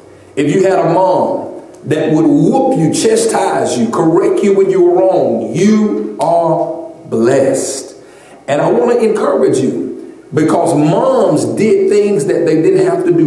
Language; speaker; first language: English; native; English